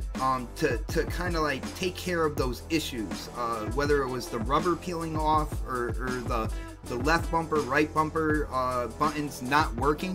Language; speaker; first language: English; native; English